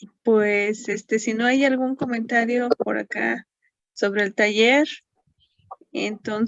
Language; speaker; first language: Spanish; native; Spanish